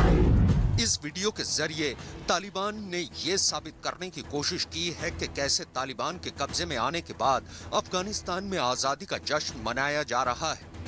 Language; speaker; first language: Hindi; native; Hindi